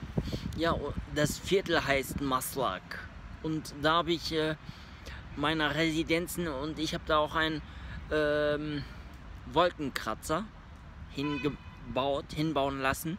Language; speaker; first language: German; early bilingual, other home language; Turkish